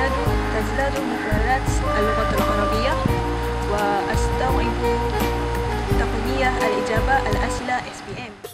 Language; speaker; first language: Arabic; non-native, learner; Malay